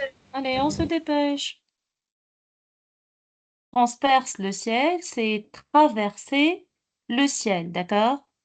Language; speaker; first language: French; non-native, local second language; Arabic